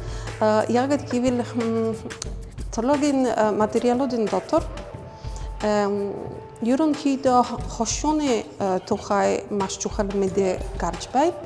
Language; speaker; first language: Mongolian; non-native, fluent; Polish